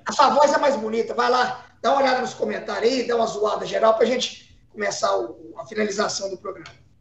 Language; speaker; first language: Portuguese; native; Portuguese